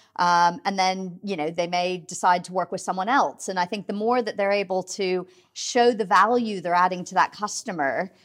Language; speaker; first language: English; native; English